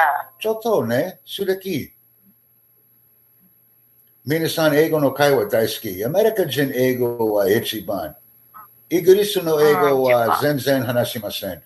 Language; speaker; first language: Japanese; non-native, learner; English